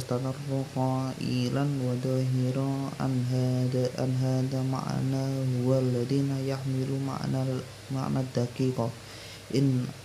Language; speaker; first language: Arabic; non-native, learner; Indonesian